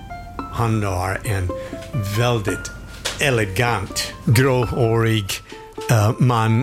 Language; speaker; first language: Swedish; non-native, fluent; English